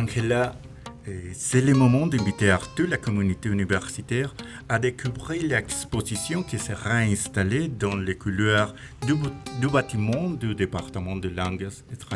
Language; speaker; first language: French; non-native, fluent; Spanish